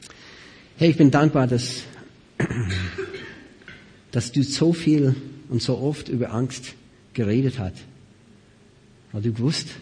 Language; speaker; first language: German; non-native, fluent; English